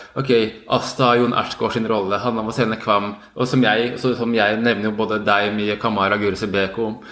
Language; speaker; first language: Norwegian; native; Norwegian